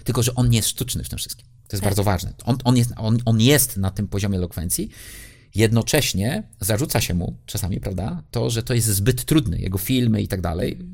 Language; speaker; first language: Polish; native; Polish